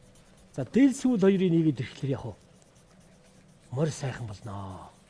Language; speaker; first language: Mongolian; native; Mongolian